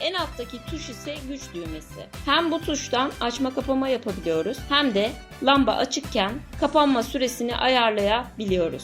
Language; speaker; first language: Turkish; native; Turkish